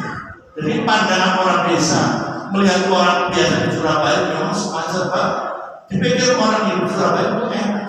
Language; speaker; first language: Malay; non-native, local second language; Javanese